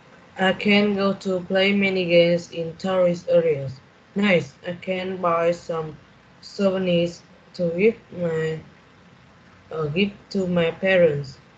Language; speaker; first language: English; non-native, learner; Vietnamese